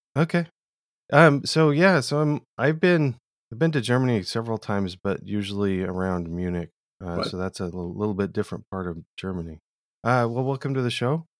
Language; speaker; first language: English; native; English